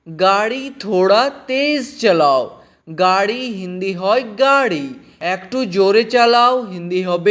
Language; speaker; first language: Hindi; non-native, local second language; Bangla